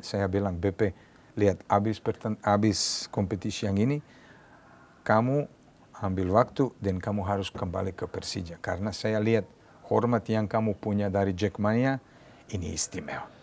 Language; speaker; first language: Indonesian; non-native, learner; Serbian